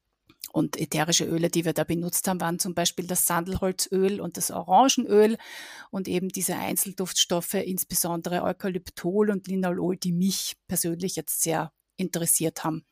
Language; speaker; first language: German; native; German